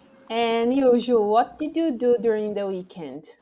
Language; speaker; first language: English; non-native, fluent; Portuguese